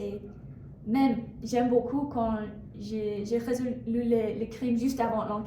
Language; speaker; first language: French; non-native, learner; English